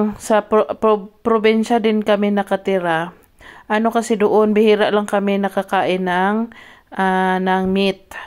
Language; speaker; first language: Filipino; non-native, local second language; Cebuano